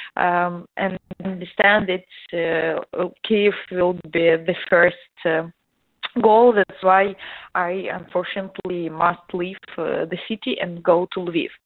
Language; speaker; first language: English; non-native, learner; Ukrainian